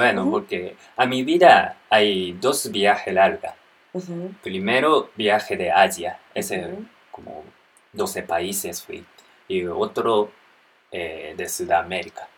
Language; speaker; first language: Spanish; non-native, learner; Japanese